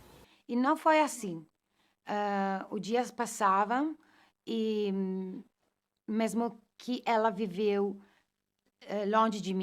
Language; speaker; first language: Portuguese; non-native, fluent; Italian